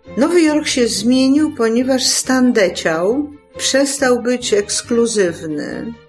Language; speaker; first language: Polish; native; Polish